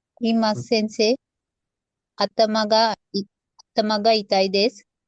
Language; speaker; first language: Japanese; non-native, learner; Sinhala